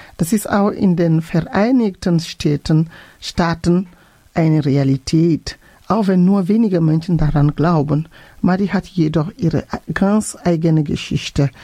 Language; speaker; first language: German; non-native, fluent; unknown